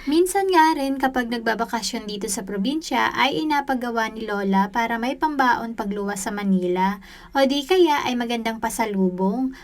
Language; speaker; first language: Filipino; native; Filipino